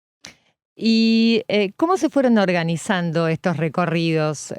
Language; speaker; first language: Spanish; native; Spanish